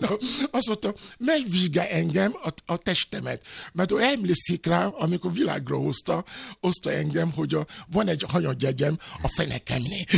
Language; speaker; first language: Hungarian; non-native, fluent; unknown